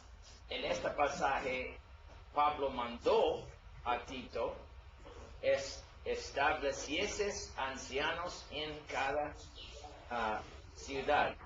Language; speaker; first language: Spanish; non-native, learner; English